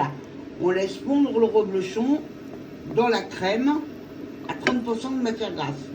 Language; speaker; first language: French; native; French